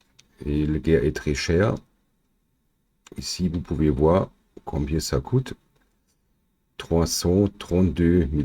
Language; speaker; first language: French; non-native, learner; German